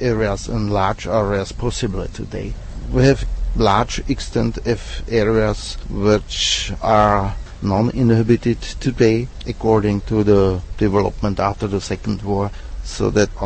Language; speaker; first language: English; non-native, fluent; Czech